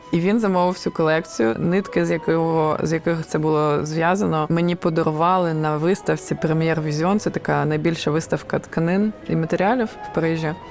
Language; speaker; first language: Ukrainian; non-native, local second language; Russian